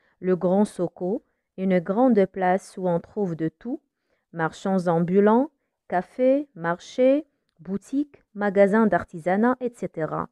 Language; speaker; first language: French; non-native, local second language; Arabic